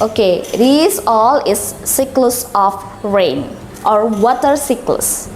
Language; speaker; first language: English; non-native, learner; Indonesian